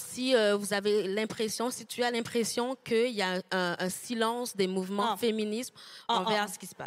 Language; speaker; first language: French; native; French